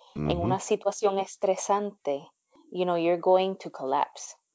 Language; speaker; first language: Spanish; native; Spanish